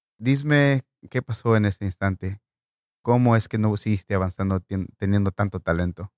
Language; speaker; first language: Spanish; native; Spanish